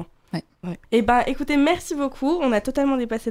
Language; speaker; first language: French; native; French